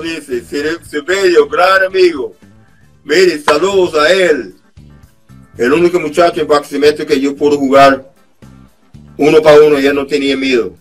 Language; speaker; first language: Spanish; non-native, fluent; English